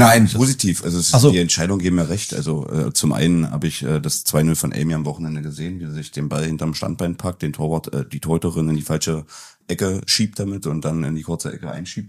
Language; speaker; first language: German; native; German